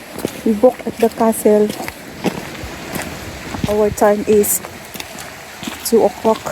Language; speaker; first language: English; non-native, learner; Filipino